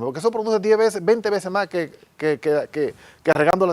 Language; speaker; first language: Spanish; native; Spanish